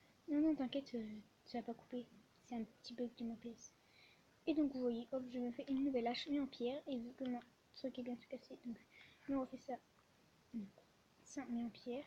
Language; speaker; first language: French; native; French